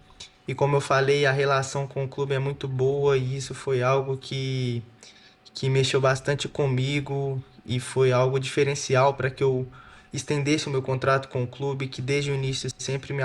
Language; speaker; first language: Portuguese; native; Portuguese